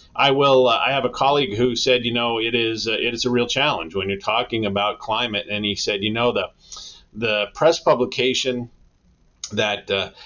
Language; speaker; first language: English; native; English